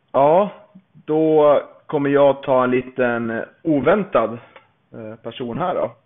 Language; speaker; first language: Swedish; native; Swedish